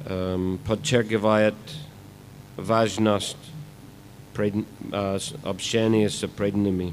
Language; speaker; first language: Russian; non-native, fluent; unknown